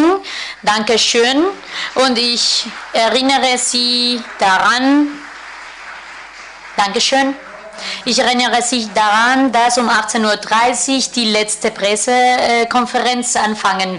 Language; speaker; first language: German; non-native, fluent; Spanish